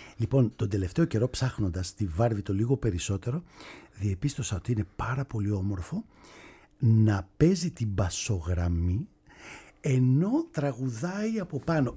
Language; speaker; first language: Greek; native; Greek